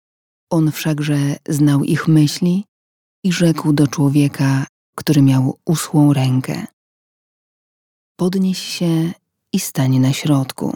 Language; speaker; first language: Polish; native; Polish